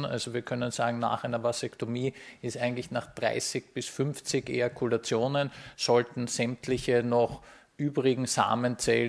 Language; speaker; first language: German; native; German